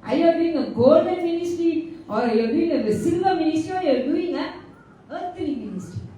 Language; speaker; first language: English; non-native, local second language; Tamil